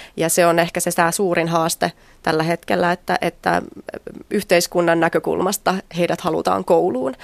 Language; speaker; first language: Finnish; native; Finnish